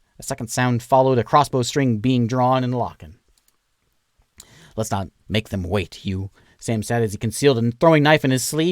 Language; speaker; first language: English; native; English